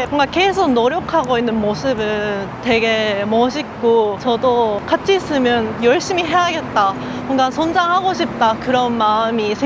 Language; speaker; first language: Korean; non-native, fluent; Japanese